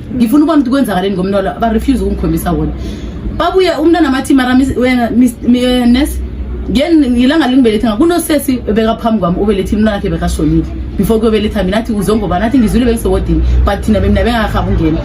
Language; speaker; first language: Zulu; non-native, local second language; South Ndebele